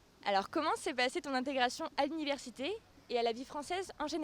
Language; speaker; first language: French; native; French